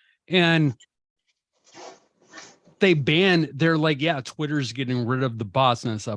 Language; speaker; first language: English; native; English